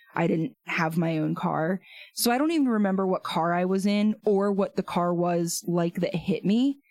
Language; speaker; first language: English; native; English